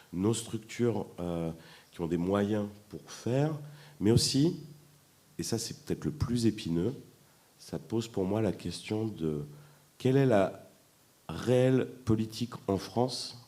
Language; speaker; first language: French; native; French